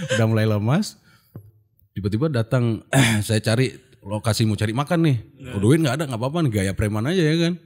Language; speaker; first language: Indonesian; non-native, local second language; Achinese